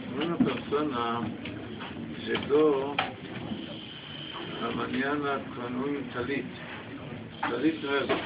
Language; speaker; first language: Spanish; non-native, learner; Hebrew